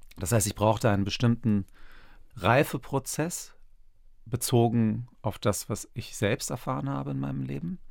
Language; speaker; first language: German; early bilingual, other home language; Turkish